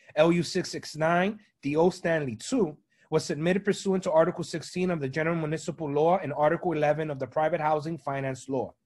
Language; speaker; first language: English; native; English